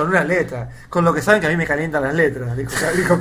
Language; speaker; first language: Spanish; native; Spanish